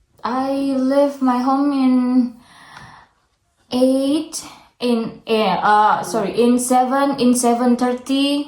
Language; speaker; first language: English; non-native, learner; Indonesian